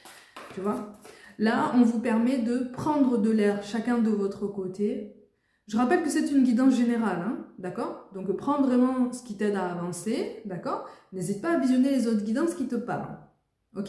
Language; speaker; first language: French; native; French